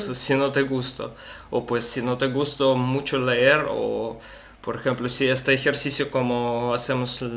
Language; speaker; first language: Spanish; non-native, learner; Russian